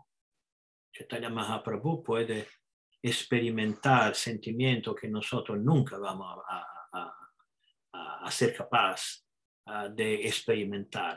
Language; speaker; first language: Spanish; non-native, fluent; Italian